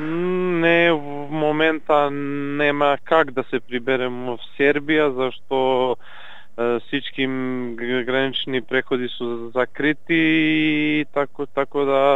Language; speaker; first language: Bulgarian; non-native, learner; Serbian